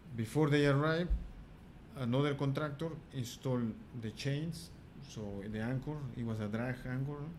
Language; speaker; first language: English; non-native, fluent; Spanish